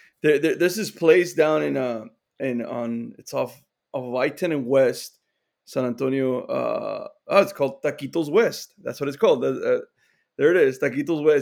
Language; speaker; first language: English; early bilingual, other home language; Spanish